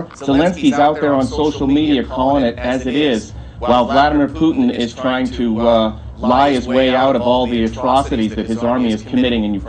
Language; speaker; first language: English; native; English